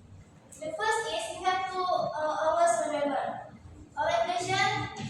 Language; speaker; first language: English; non-native, learner; Indonesian